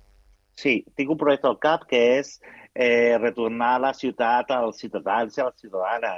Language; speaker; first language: Catalan; non-native, local second language; Spanish